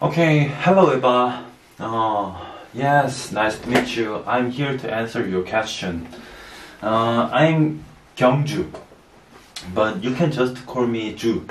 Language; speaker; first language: English; non-native, learner; Korean